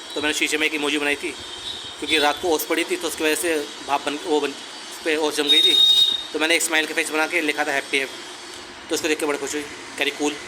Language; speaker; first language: Hindi; native; Hindi